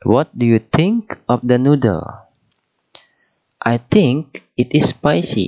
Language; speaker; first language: English; non-native, fluent; Indonesian